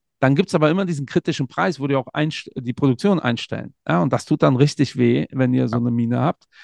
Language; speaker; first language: German; native; German